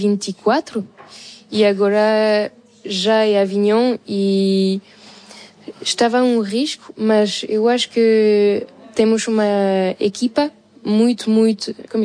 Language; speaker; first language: Portuguese; non-native, learner; French